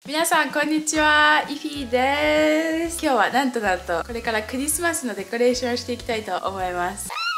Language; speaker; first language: Japanese; native; Japanese